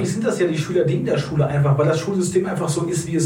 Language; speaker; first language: German; native; German